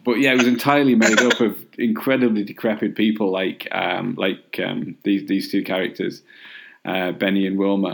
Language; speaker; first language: English; native; English